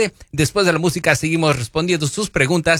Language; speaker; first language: Spanish; native; Spanish